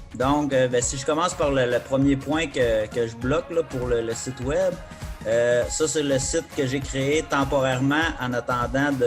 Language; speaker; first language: French; native; French